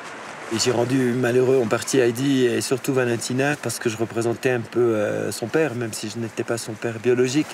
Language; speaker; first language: French; native; French